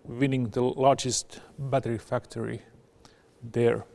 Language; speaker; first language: English; non-native, fluent; Finnish